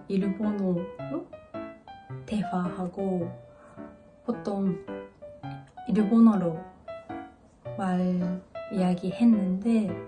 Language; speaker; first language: Korean; non-native, learner; Japanese